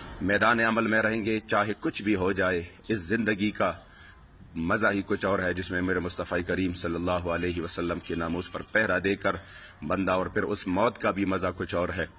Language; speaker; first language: Urdu; non-native, local second language; Punjabi